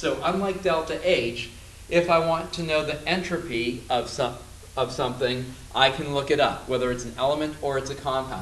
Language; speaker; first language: English; native; English